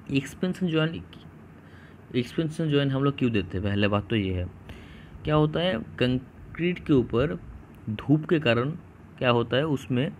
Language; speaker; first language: Hindi; non-native, local second language; Bangla